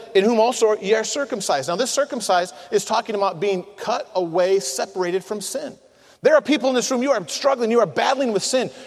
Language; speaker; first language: English; native; English